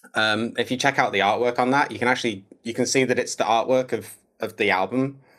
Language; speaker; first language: English; native; English